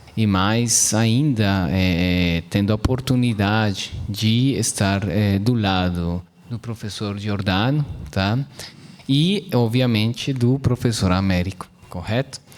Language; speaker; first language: Portuguese; non-native, fluent; Spanish